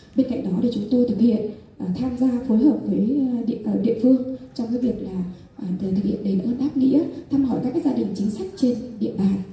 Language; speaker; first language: Vietnamese; non-native, local second language; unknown